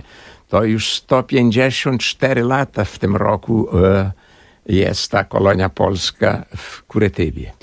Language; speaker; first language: Polish; early bilingual, heritage; Portuguese